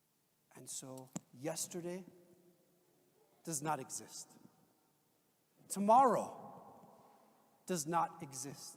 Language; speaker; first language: English; native; English